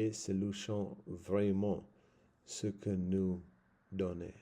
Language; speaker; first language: French; non-native, learner; English